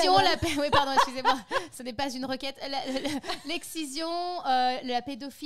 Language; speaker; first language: French; native; French